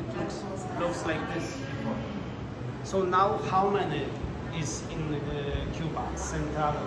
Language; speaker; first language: English; non-native, learner; Polish